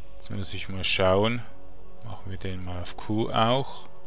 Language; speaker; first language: German; native; German